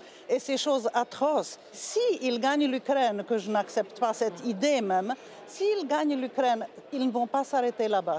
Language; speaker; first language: French; non-native, fluent; Polish